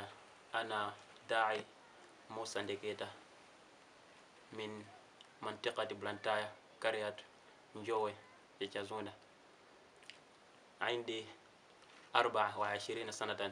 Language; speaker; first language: Arabic; non-native, learner; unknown